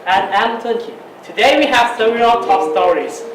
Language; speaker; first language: English; non-native, learner; Thai